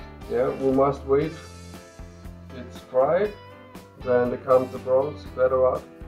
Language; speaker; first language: English; non-native, learner; German